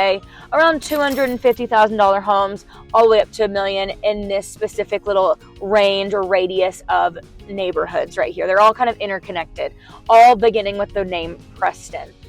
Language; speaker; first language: English; native; English